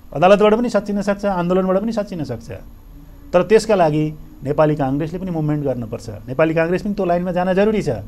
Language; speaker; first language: Nepali; native; Nepali